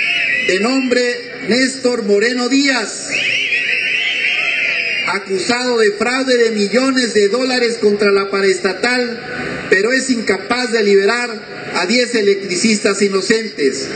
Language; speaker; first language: Spanish; native; Spanish